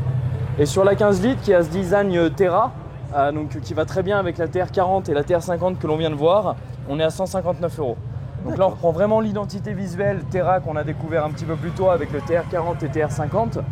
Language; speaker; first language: French; native; French